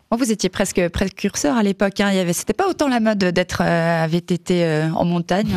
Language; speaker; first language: French; native; French